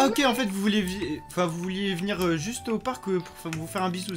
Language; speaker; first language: French; native; French